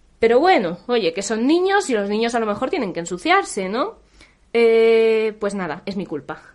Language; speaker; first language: Spanish; native; Spanish